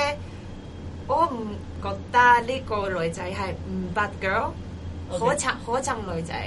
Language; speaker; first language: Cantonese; non-native, learner; Japanese